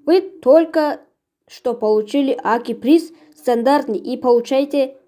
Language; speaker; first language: Russian; non-native, local second language; Kazakh